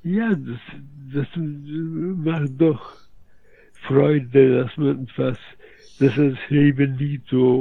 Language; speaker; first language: German; non-native, fluent; Polish